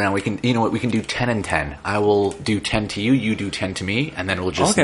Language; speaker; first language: English; native; English